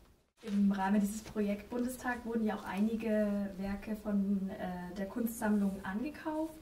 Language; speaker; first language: German; native; German